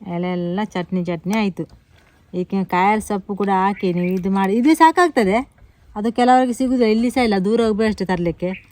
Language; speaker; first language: Kannada; non-native, local second language; Tulu